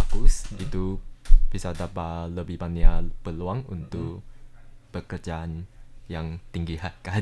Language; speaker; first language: Indonesian; early bilingual, heritage; Indonesian